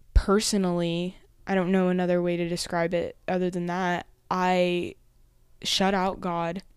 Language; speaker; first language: English; native; English